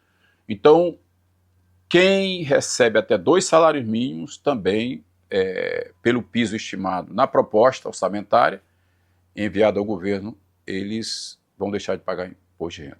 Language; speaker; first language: Portuguese; native; Portuguese